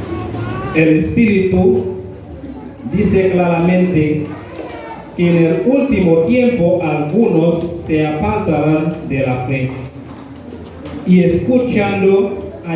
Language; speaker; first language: Spanish; non-native, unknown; Haitian Creole